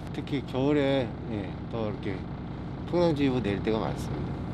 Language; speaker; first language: Korean; native; Korean